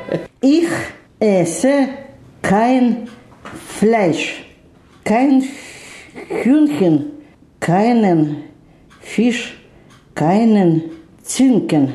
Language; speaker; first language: German; non-native, learner; Russian